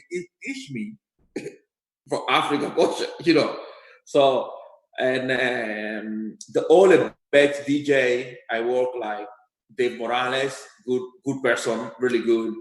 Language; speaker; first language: English; non-native, learner; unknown